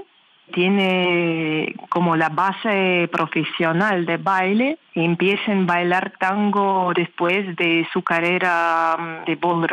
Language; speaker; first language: Spanish; non-native, learner; Russian